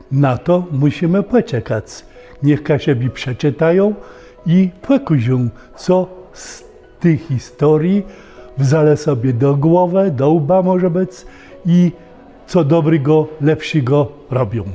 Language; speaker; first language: Polish; non-native, local second language; Kashubian